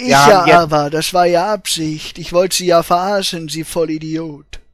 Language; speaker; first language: German; native; German